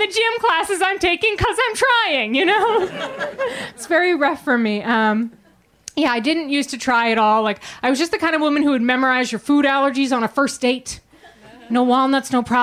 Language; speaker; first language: English; native; English